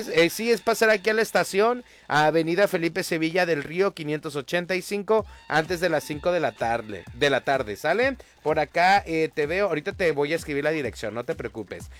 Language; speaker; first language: Spanish; native; Spanish